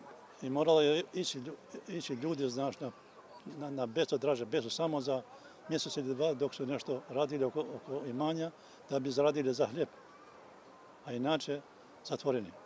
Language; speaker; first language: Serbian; non-native, local second language; Albanian